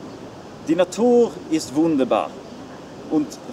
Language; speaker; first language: German; non-native, learner; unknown